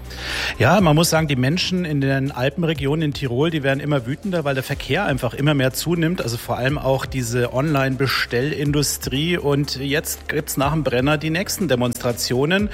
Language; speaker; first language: German; native; German